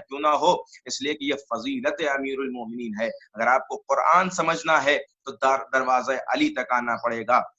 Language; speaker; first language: Urdu; native; Urdu